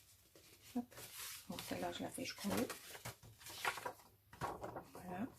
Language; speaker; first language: French; native; French